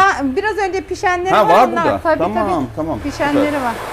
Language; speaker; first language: Turkish; native; Turkish